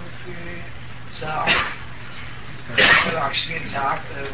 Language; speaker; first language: Arabic; non-native, fluent; Turkish